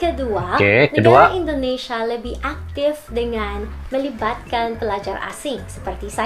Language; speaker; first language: Indonesian; non-native, learner; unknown